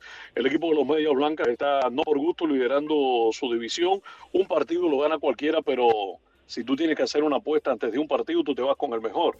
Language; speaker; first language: Spanish; native; Spanish